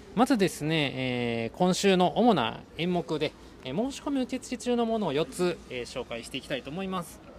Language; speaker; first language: Japanese; native; Japanese